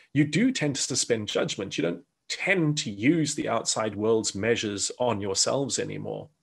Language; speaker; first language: English; native; English